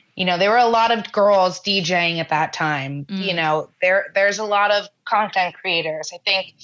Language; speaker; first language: English; native; English